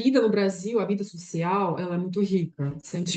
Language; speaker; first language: Portuguese; non-native, fluent; Russian